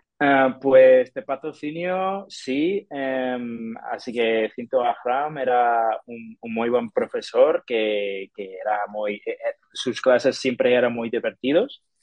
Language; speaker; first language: Spanish; non-native, fluent; English